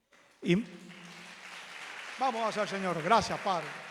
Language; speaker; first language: Spanish; native; Spanish